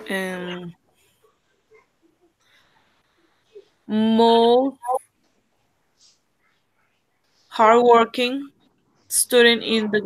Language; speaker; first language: English; non-native, learner; Spanish